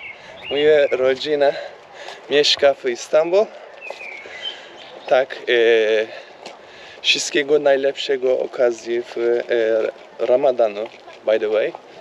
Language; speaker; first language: Polish; non-native, learner; Turkish